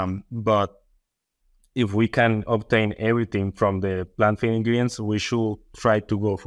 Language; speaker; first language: English; non-native, fluent; Spanish